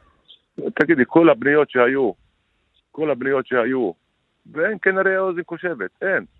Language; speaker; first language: Hebrew; non-native, local second language; Arabic